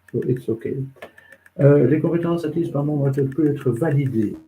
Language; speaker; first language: French; native; French